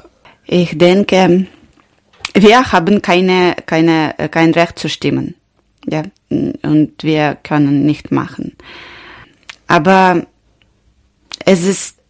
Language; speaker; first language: German; non-native, learner; Ukrainian